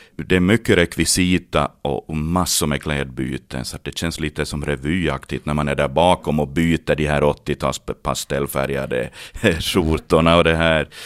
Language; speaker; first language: Swedish; native; Swedish